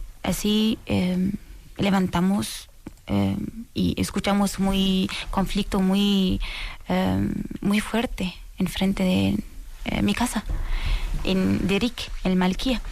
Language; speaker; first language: Spanish; non-native, learner; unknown